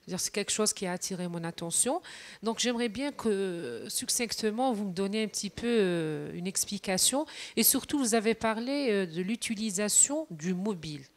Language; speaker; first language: French; non-native, local second language; Wolof